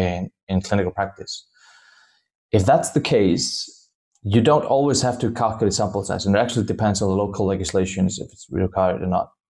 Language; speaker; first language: English; non-native, fluent; Danish